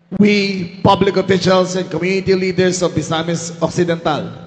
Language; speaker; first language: English; non-native, local second language; Filipino